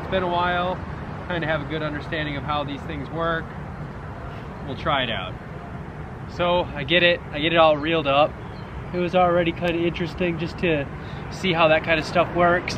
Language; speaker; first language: English; native; English